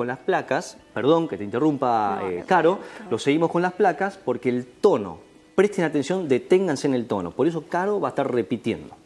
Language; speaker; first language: Spanish; native; Spanish